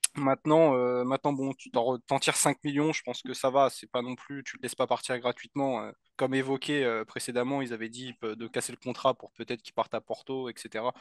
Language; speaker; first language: French; native; French